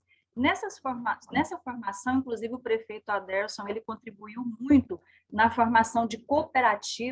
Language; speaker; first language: Portuguese; native; Portuguese